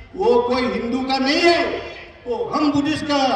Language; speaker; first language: Hindi; non-native, local second language; Assamese